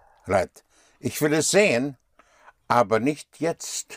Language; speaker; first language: German; non-native, fluent; English